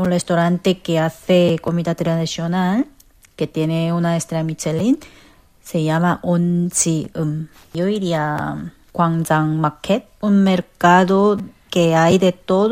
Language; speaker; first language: Spanish; non-native, fluent; Korean